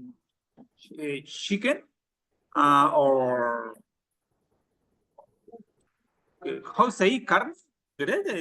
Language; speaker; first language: English; non-native, learner; Spanish